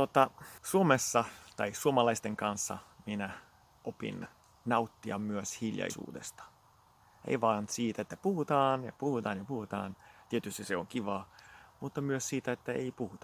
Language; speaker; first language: Finnish; non-native, fluent; Italian